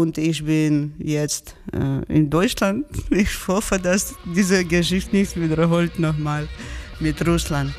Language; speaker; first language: German; non-native, learner; Georgian